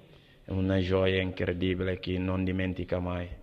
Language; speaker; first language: Italian; non-native, learner; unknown